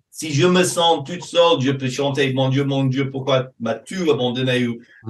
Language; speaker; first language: French; non-native, fluent; English